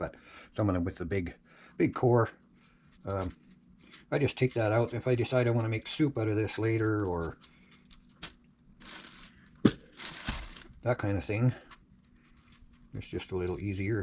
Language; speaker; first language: English; native; English